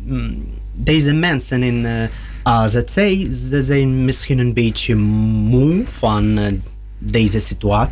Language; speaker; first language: Dutch; non-native, learner; Russian